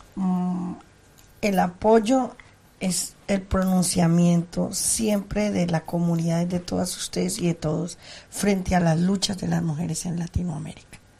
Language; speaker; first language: Spanish; native; Spanish